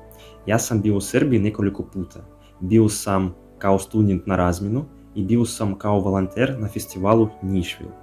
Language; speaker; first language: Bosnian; non-native, learner; Russian